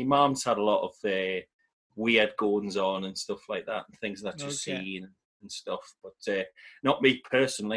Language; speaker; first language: English; native; English